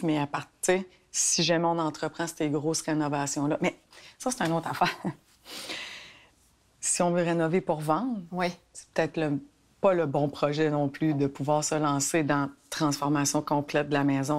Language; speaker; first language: French; native; French